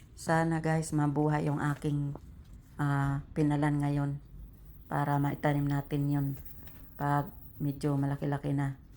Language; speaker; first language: Filipino; non-native, local second language; Cebuano